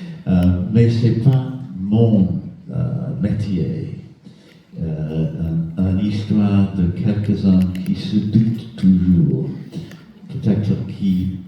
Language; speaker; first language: French; non-native, fluent; English